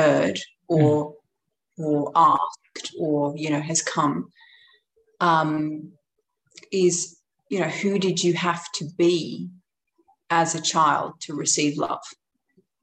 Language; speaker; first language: English; native; English